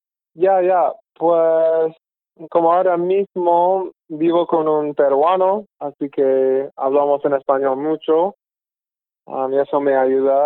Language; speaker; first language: Spanish; non-native, fluent; English